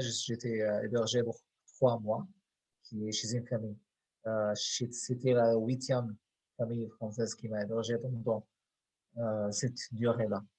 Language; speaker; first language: French; non-native, fluent; Arabic